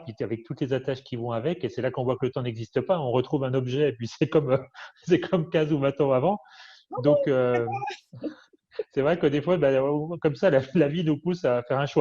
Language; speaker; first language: French; native; French